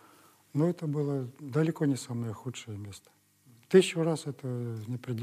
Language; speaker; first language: Russian; native; Russian